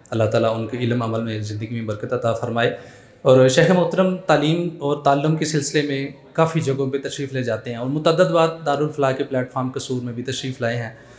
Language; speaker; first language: Urdu; native; Urdu